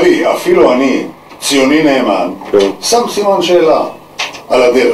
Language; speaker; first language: Hebrew; native; Hebrew